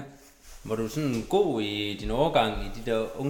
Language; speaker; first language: Danish; native; Danish